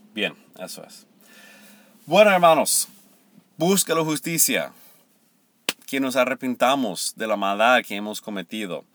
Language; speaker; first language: Spanish; non-native, fluent; English